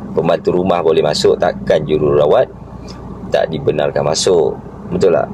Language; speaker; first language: Malay; native; Malay